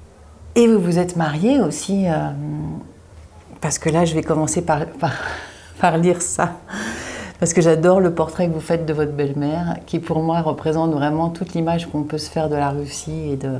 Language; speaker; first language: French; native; French